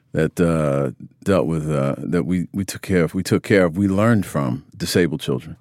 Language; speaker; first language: English; native; English